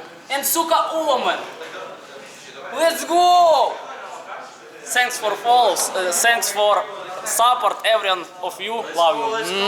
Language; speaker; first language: English; non-native, learner; Ukrainian